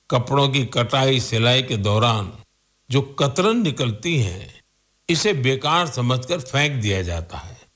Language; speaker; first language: Hindi; non-native, local second language; Gujarati